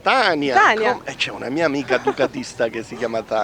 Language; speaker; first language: Italian; non-native, fluent; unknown